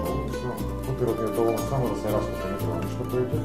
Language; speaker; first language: Macedonian; native; Macedonian